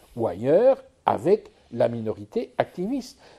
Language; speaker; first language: French; native; French